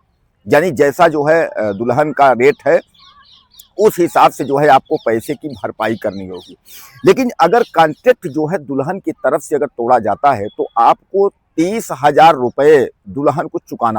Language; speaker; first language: Hindi; native; Hindi